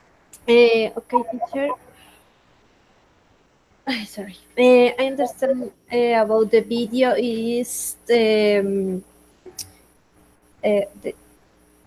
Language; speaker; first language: English; non-native, learner; Spanish